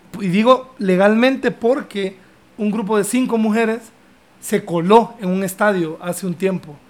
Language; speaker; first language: Spanish; native; Spanish